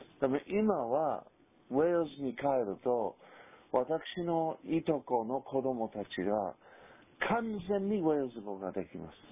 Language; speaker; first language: Japanese; non-native, fluent; Welsh